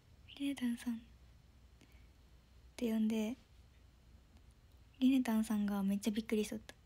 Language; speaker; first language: Japanese; native; Japanese